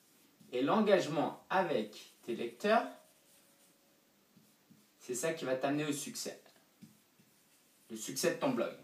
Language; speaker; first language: French; native; French